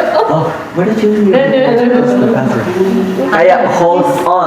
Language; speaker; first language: English; non-native, fluent; Indonesian